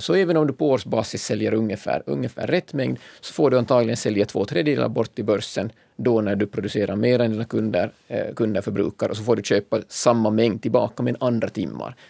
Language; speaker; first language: Swedish; native; Swedish